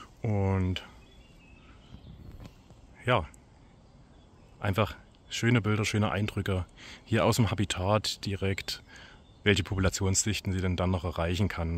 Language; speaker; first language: German; native; German